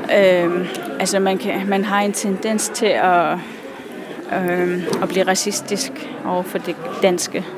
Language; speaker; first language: Danish; non-native, local second language; Kalaallisut